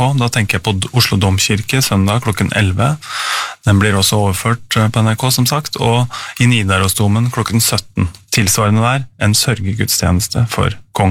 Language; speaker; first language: Norwegian; native; Norwegian